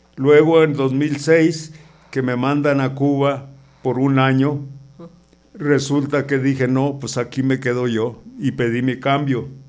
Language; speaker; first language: Spanish; native; Spanish